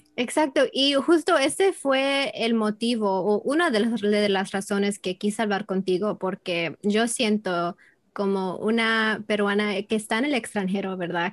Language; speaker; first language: Spanish; early bilingual, heritage; English